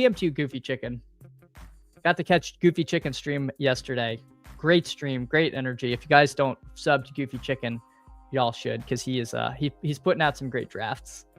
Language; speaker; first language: English; native; English